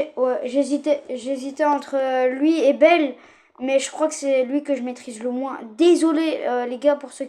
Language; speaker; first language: French; native; French